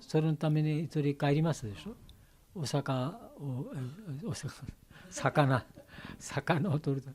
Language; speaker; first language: Japanese; non-native, learner; Bangla